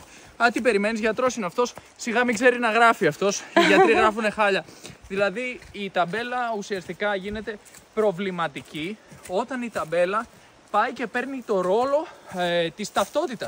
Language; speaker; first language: Greek; native; Greek